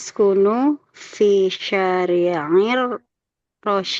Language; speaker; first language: Arabic; non-native, learner; Indonesian